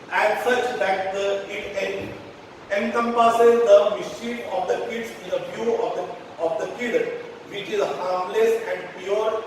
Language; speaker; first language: English; non-native, local second language; Marathi